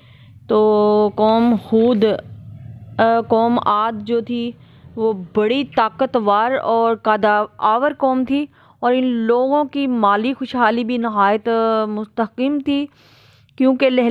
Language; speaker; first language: Urdu; native; Urdu